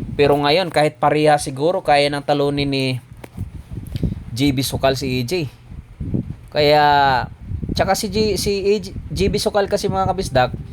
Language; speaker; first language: Filipino; non-native, local second language; Cebuano